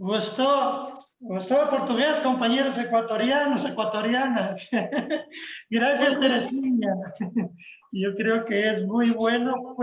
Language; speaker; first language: Spanish; native; Spanish